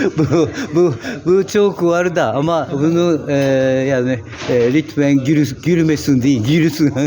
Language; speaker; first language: Turkish; non-native, learner; Japanese